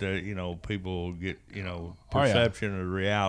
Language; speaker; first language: English; native; English